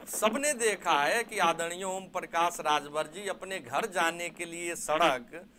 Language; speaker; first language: Hindi; native; Hindi